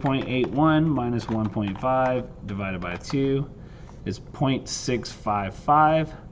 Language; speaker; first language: English; native; English